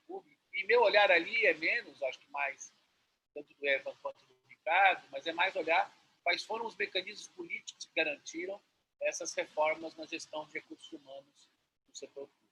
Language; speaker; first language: Portuguese; native; Portuguese